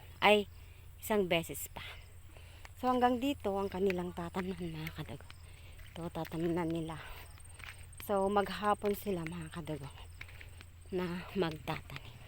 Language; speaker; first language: Filipino; non-native, local second language; Iloko